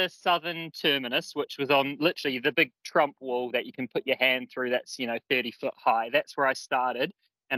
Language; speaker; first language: English; native; English